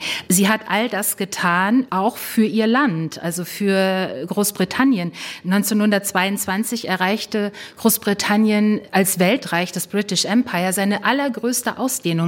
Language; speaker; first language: German; native; German